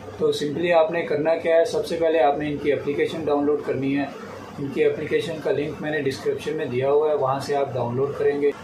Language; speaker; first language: Urdu; non-native, local second language; Punjabi